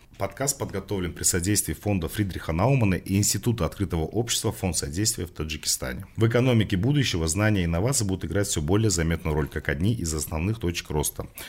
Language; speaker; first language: Russian; non-native, local second language; Tajik